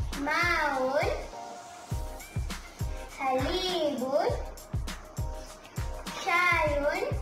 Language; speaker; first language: Arabic; non-native, learner; Malay